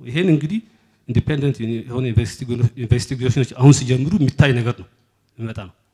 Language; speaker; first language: Amharic; non-native, local second language; Somali